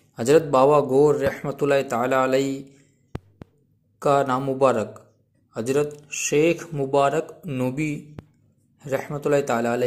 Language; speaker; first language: Urdu; non-native, local second language; Gujarati